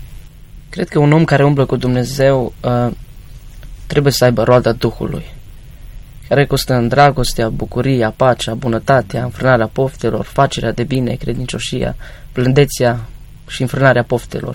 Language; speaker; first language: Romanian; native; Romanian